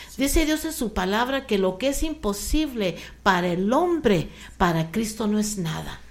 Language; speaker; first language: Spanish; early bilingual, heritage; Spanish